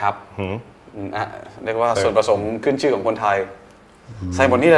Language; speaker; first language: Thai; native; Thai